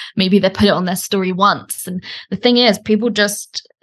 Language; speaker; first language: English; native; English